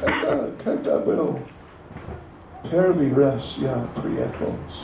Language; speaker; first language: Russian; non-native, learner; English